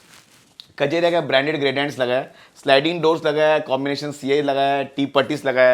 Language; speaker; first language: Hindi; non-native, local second language; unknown